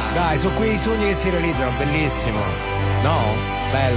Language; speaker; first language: Italian; native; Italian